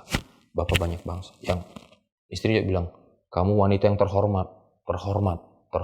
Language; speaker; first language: Indonesian; native; Indonesian